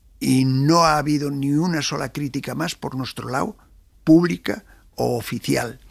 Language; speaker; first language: Spanish; native; Spanish